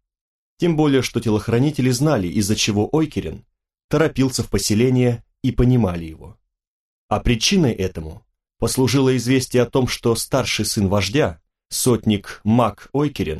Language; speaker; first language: Russian; native; Russian